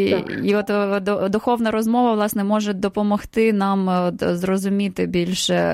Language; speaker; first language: Ukrainian; native; Ukrainian